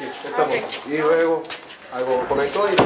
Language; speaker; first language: Spanish; non-native, learner; Korean